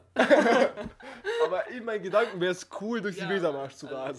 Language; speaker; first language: German; native; German